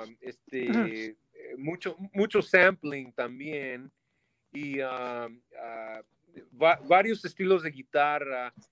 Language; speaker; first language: Spanish; early bilingual, heritage; Spanish